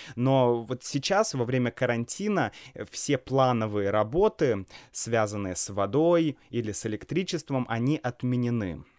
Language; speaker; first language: Russian; native; Russian